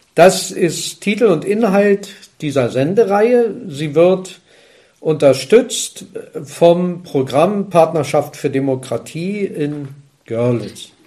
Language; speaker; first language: German; native; German